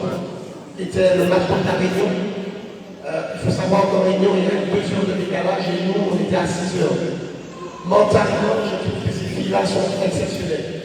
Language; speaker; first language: French; native; French